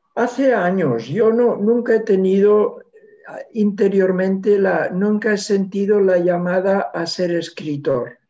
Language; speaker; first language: Spanish; non-native, local second language; Catalan